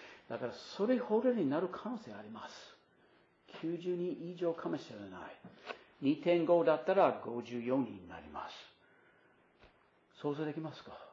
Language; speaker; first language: Japanese; non-native, fluent; English